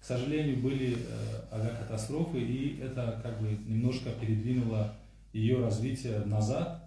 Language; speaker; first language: Russian; non-native, local second language; Tajik